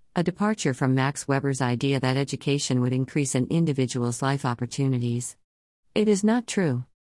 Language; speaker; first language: English; non-native, fluent; Persian